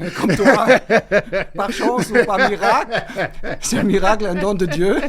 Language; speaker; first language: French; non-native, fluent; German